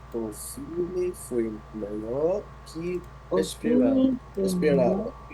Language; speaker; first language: Portuguese; non-native, learner; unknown